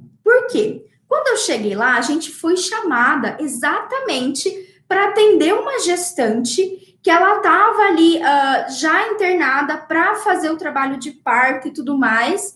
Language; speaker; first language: Portuguese; native; Portuguese